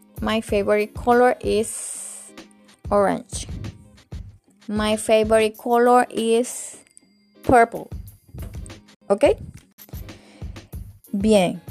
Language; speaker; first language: English; non-native, fluent; Spanish